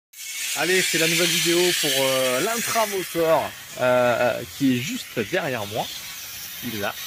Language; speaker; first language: French; native; French